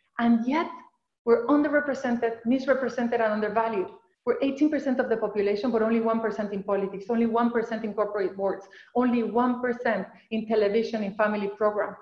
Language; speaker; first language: English; non-native, fluent; Spanish